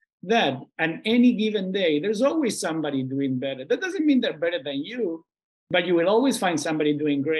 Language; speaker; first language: English; non-native, fluent; Spanish